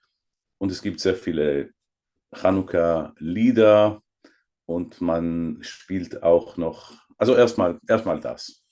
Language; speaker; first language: German; non-native, fluent; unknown